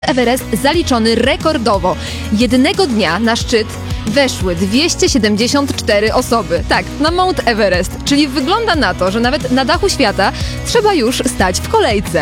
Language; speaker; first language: Polish; native; Polish